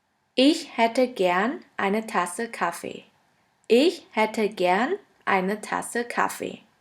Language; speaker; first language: German; non-native, fluent; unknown